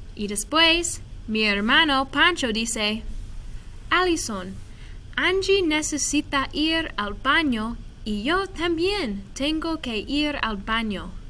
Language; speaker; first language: Spanish; non-native, fluent; English